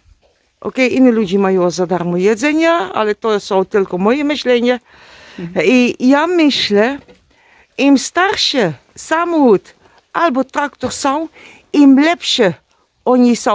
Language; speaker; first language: Polish; non-native, learner; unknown